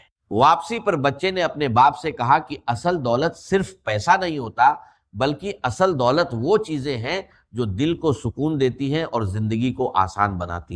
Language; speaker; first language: Urdu; native; Urdu